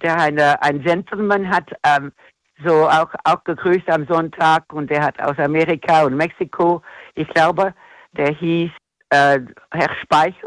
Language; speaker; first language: German; non-native, fluent; English